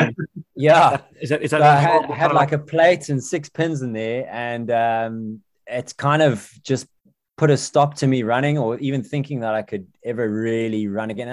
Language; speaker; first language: English; native; English